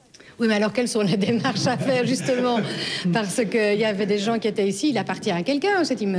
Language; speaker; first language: French; native; French